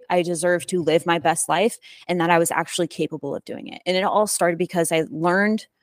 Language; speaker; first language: English; native; English